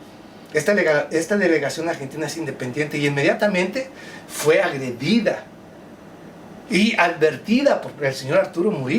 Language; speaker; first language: Spanish; native; Spanish